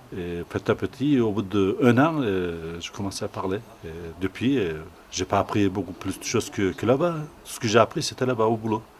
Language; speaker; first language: French; non-native, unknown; Turkish